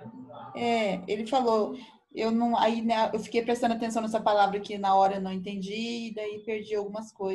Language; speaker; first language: Portuguese; native; Portuguese